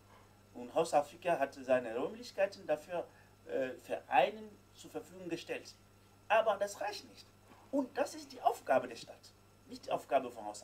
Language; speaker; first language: German; non-native, fluent; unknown